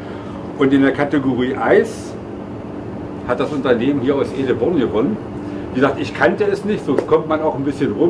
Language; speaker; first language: German; native; German